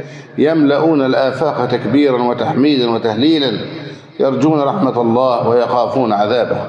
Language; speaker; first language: Arabic; native; Arabic